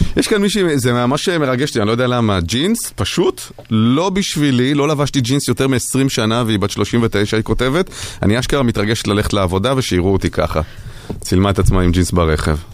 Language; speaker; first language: Hebrew; native; Hebrew